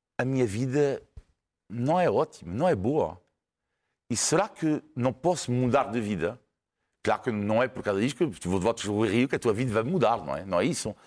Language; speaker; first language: Portuguese; non-native, fluent; French